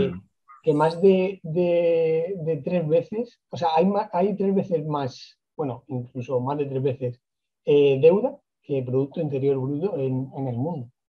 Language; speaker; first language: Spanish; native; Spanish